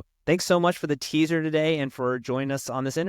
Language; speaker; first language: English; native; English